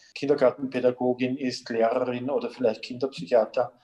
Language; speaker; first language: German; native; German